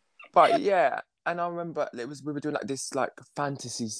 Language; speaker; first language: English; native; English